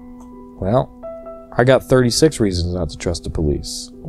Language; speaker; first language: English; native; English